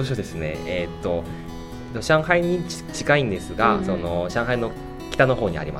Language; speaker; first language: Japanese; non-native, fluent; Chinese